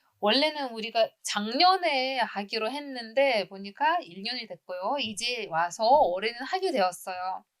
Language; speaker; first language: Korean; non-native, fluent; Uzbek